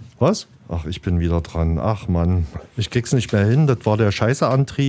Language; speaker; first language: German; native; German